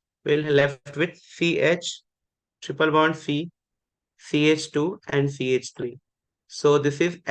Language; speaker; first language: English; non-native, local second language; Hindi